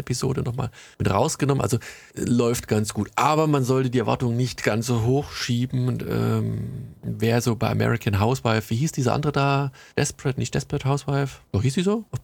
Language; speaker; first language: German; native; German